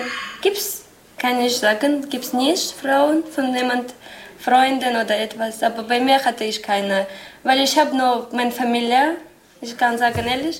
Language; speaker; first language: German; non-native, learner; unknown